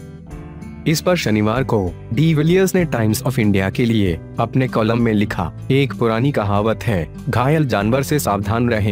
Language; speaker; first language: Hindi; native; Hindi